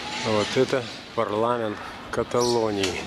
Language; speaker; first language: Russian; non-native, fluent; Lithuanian